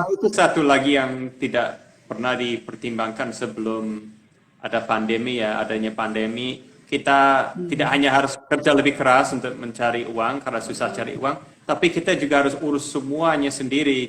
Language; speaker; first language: Indonesian; non-native, fluent; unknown